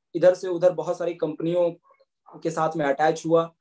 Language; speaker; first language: Hindi; native; Hindi